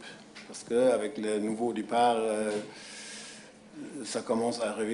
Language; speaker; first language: French; non-native, fluent; German